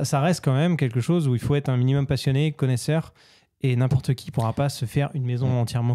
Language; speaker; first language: French; native; French